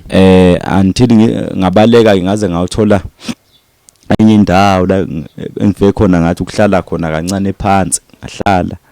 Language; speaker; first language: Zulu; native; Zulu